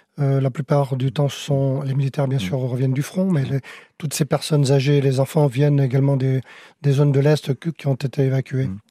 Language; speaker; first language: French; native; French